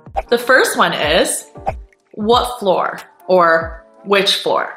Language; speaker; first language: English; non-native, fluent; Chinese